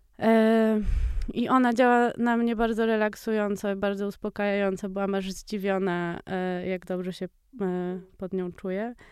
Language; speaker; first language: Polish; native; Polish